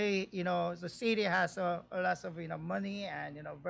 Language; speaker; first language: English; non-native, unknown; Korean